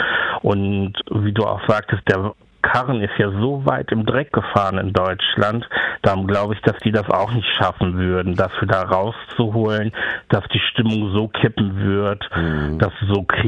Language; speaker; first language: German; native; German